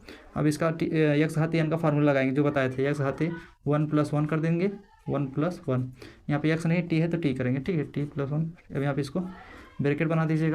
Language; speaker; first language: Hindi; native; Hindi